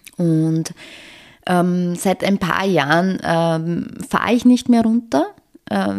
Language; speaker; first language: German; early bilingual, other home language; Bosnian